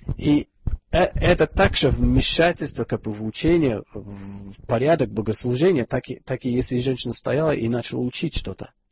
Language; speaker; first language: Russian; non-native, fluent; English